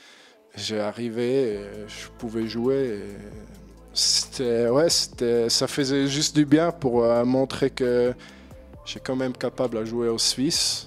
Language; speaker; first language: French; non-native, learner; German